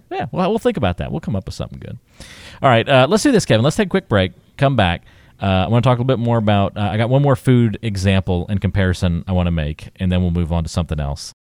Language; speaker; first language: English; native; English